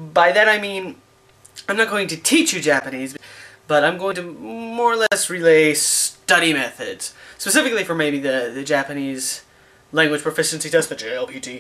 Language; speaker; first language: English; native; English